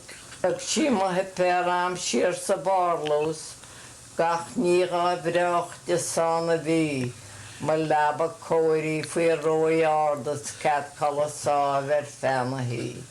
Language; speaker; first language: Irish; native; Irish